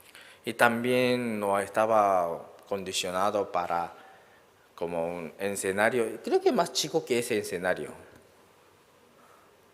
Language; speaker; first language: Spanish; non-native, learner; Korean